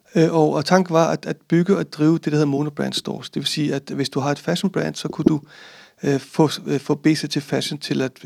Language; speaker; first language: Danish; early bilingual, other home language; Icelandic